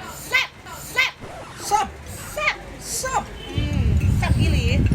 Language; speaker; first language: English; non-native, learner; Thai